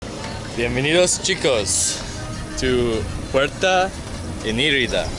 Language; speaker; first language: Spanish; non-native, learner; English